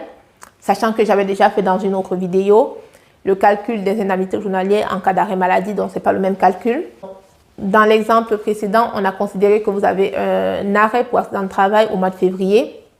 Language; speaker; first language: French; native; French